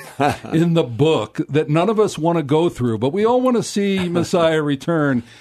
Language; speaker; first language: English; native; English